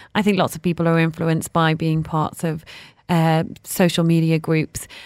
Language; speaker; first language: English; native; English